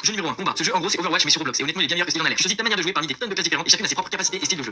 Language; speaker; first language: French; native; French